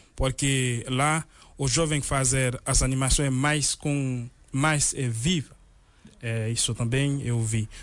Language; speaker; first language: Portuguese; non-native, learner; Haitian Creole